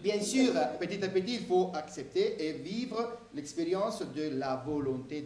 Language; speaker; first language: French; native; French